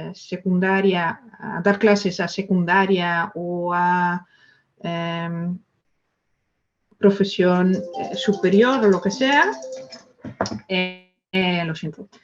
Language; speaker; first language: Spanish; non-native, fluent; Dutch